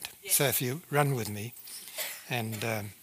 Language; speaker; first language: English; native; English